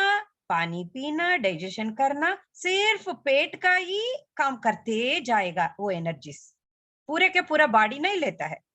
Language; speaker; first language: Hindi; non-native, local second language; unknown